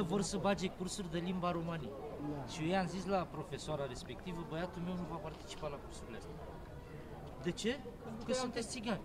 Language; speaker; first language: Romanian; non-native, local second language; Romany